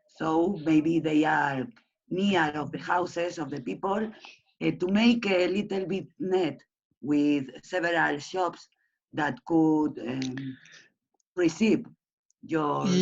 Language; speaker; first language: English; non-native, learner; Spanish